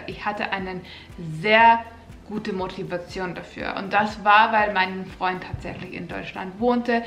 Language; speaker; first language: German; non-native, fluent; Finnish